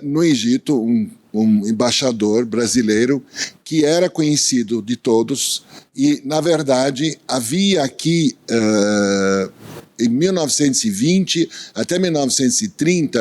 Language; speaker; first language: Portuguese; early bilingual, other home language; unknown